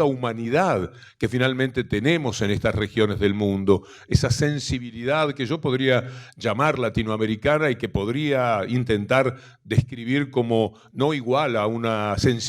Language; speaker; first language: Spanish; native; Spanish